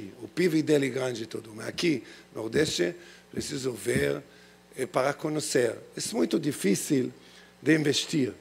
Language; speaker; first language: Portuguese; non-native, learner; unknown